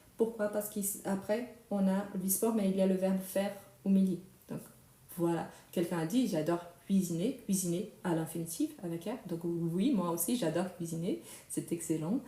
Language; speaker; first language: French; non-native, fluent; Portuguese